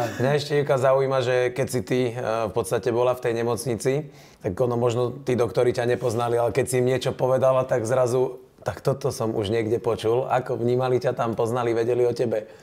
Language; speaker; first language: Slovak; native; Slovak